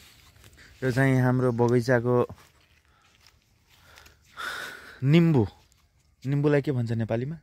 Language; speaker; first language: Nepali; non-native, local second language; Maithili